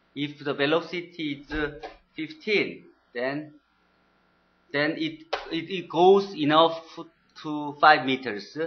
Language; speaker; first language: English; non-native, fluent; Korean